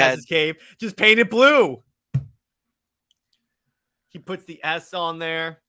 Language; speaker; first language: English; native; English